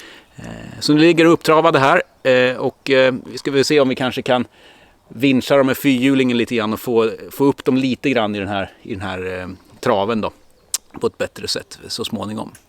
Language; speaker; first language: Swedish; native; Swedish